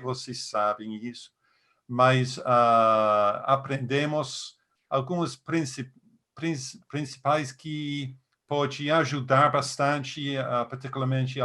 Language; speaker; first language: Portuguese; non-native, fluent; English